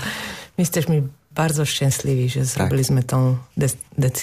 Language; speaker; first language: Polish; non-native, learner; Slovak